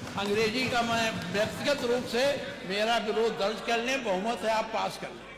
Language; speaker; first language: Hindi; native; Hindi